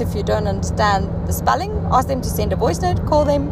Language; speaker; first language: English; non-native, local second language; Afrikaans